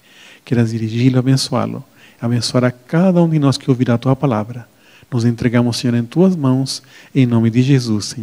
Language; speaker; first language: Portuguese; native; Portuguese